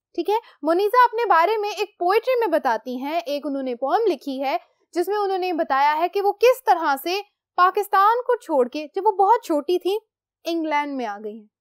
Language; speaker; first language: Urdu; native; Urdu